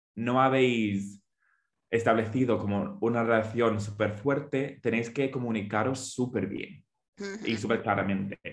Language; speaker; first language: Spanish; non-native, fluent; English